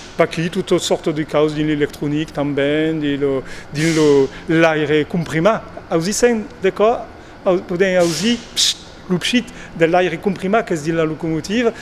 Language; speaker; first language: Occitan; non-native, local second language; French